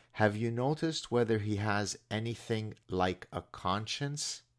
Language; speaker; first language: English; non-native, fluent; Arabic